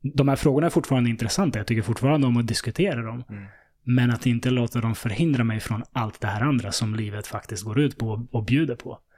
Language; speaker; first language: Swedish; early bilingual, other home language; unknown